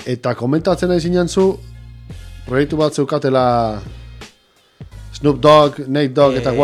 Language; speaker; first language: Basque; native; Basque